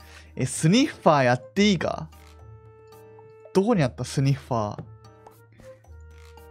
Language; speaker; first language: Japanese; native; Japanese